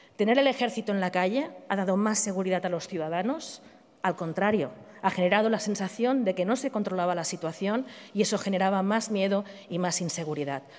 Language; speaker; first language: Spanish; native; Spanish